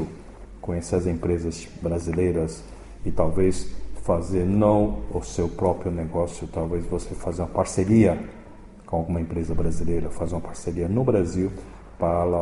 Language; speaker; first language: Portuguese; early bilingual, other home language; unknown